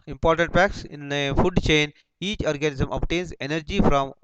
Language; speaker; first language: English; non-native, local second language; Kannada